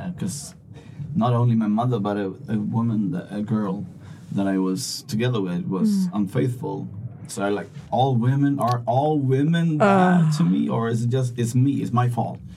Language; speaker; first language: English; non-native, fluent; Swedish